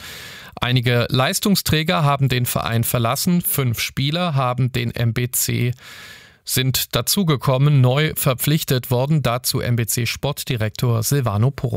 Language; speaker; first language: German; native; German